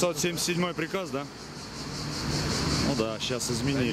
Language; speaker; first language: Russian; native; Russian